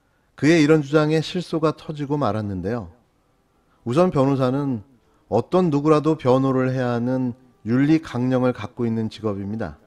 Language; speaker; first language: Korean; native; Korean